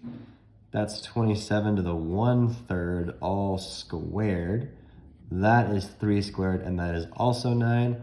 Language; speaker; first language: English; native; English